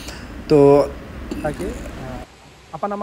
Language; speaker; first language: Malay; non-native, learner; Bangla